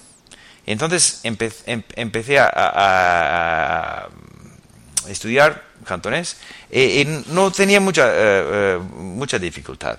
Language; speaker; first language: Spanish; non-native, fluent; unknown